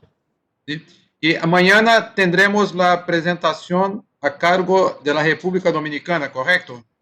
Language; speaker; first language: Spanish; non-native, learner; Portuguese